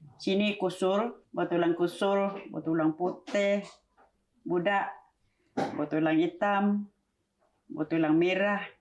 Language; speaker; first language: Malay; non-native, local second language; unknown